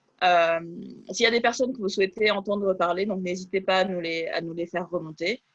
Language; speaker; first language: French; native; French